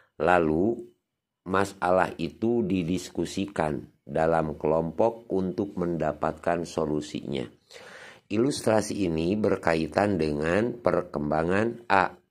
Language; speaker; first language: Indonesian; non-native, local second language; Sundanese